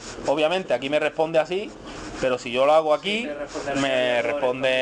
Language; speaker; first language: Spanish; native; Spanish